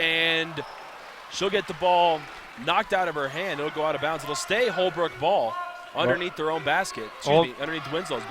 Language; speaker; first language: English; native; English